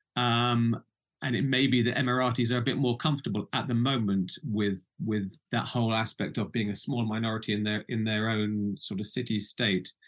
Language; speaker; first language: English; native; English